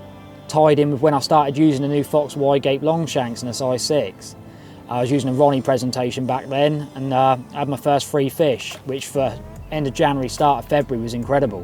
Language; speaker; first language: English; native; English